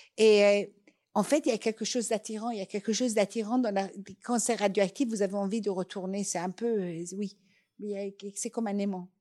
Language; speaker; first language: French; non-native, fluent; Persian